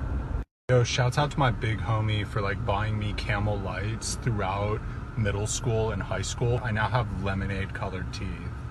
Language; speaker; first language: English; native; English